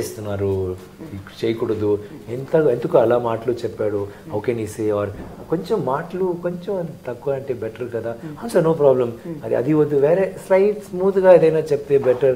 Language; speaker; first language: Telugu; non-native, learner; Tamil